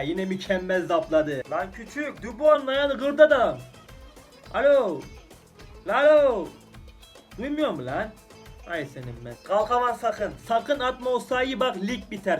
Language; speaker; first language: Turkish; native; Turkish